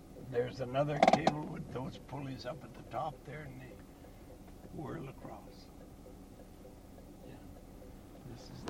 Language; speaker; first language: English; native; English